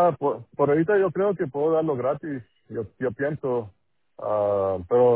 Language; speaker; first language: Spanish; non-native, local second language; English